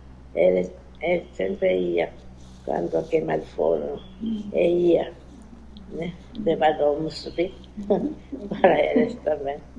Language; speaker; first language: Portuguese; non-native, learner; Japanese